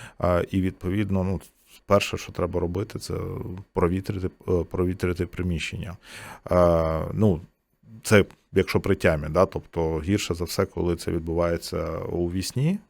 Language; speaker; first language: Ukrainian; native; Ukrainian